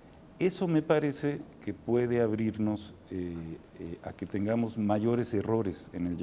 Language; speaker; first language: Spanish; native; Spanish